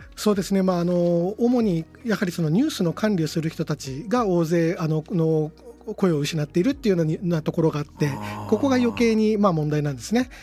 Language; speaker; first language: Japanese; native; Japanese